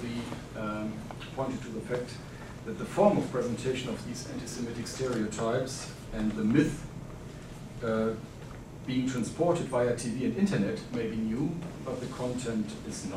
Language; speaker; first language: English; non-native, fluent; German